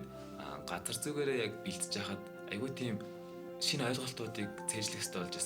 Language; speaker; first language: Mongolian; native; Mongolian